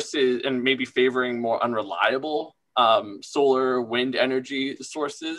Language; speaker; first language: English; native; English